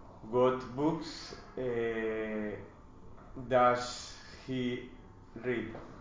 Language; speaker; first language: English; non-native, learner; Spanish